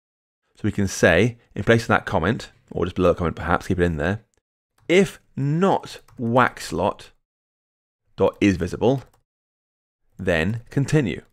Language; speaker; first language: English; native; English